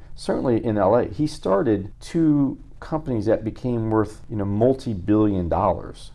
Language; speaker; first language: English; native; English